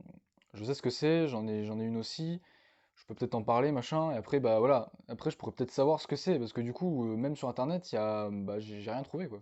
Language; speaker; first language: French; native; French